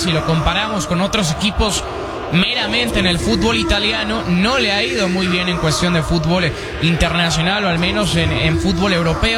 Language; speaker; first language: Spanish; native; Spanish